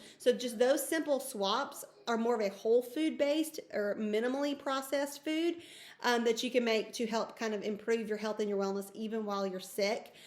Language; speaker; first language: English; native; English